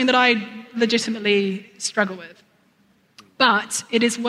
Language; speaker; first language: English; native; English